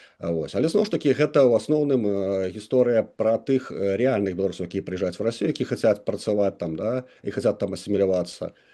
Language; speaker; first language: Belarusian; non-native, local second language; Russian